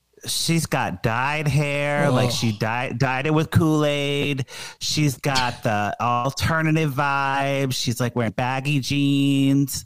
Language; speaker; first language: English; native; English